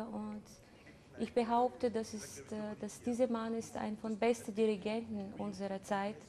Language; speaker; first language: German; non-native, fluent; Bulgarian